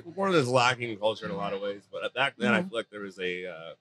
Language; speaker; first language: English; native; English